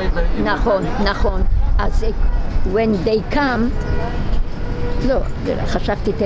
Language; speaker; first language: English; non-native, learner; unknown